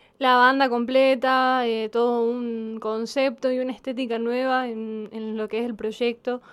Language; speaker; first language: Spanish; native; Spanish